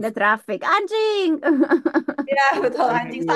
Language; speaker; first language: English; non-native, fluent; Indonesian